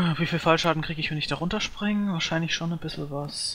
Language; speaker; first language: German; native; German